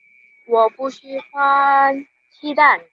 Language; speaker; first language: Chinese; non-native, learner; Indonesian